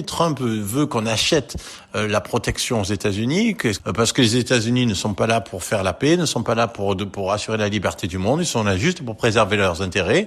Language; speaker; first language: French; native; French